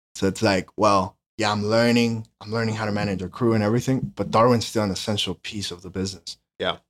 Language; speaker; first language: English; non-native, fluent; Spanish